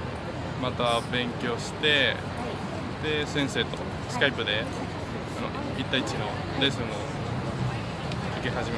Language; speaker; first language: Japanese; non-native, fluent; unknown